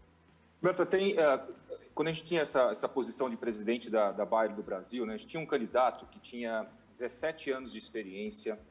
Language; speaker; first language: Portuguese; native; Portuguese